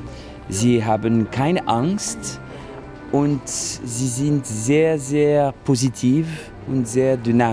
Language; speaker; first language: German; non-native, learner; French